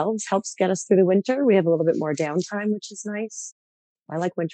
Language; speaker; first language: English; native; English